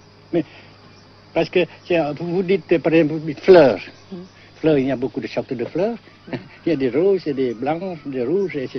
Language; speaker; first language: French; non-native, local second language; Vietnamese